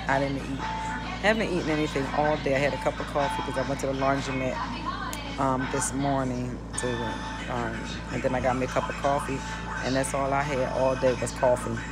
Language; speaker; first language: English; native; English